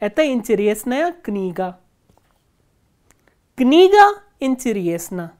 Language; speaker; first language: Russian; non-native, fluent; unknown